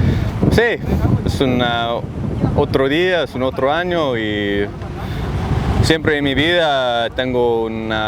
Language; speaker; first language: Spanish; non-native, learner; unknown